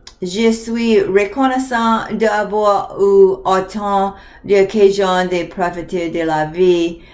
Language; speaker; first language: French; non-native, learner; English